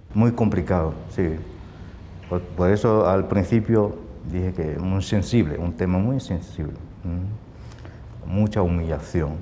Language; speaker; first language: Spanish; non-native, fluent; Chinese